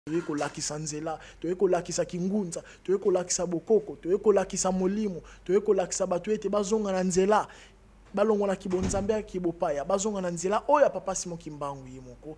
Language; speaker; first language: Lingala; non-native, local second language; Kongo